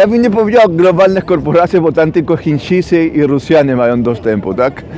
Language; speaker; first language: Polish; non-native, fluent; Spanish